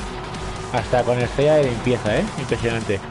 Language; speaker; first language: Spanish; native; Spanish